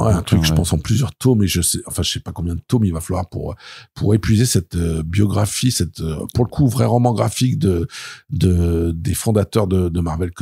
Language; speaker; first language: French; native; French